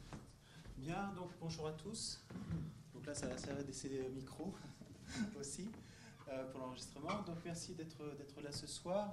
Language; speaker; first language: French; native; French